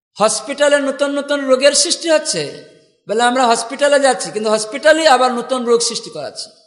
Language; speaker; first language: Bangla; non-native, fluent; Odia